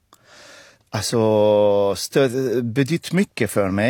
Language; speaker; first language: Swedish; non-native, fluent; Arabic